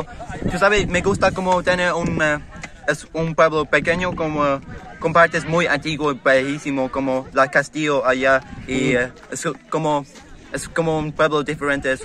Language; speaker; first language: Spanish; non-native, learner; English